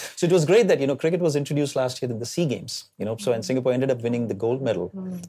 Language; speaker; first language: English; non-native, local second language; Malayalam